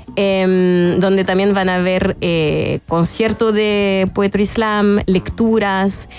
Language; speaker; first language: Spanish; non-native, fluent; French